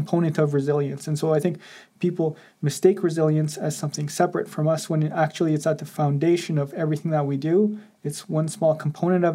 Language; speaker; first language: English; non-native, fluent; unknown